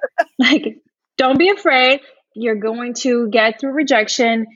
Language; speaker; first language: English; early bilingual, other home language; Portuguese